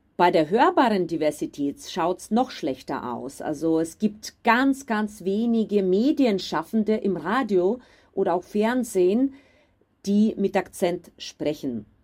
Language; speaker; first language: German; non-native, fluent; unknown